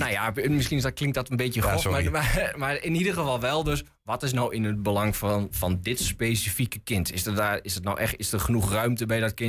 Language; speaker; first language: Dutch; native; Dutch